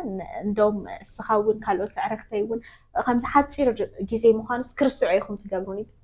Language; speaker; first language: Tigrinya; non-native, local second language; Amharic